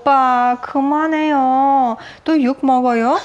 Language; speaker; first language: Korean; non-native, learner; Persian